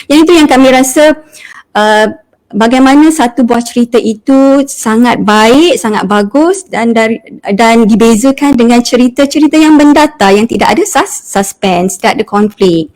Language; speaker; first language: Malay; native; Malay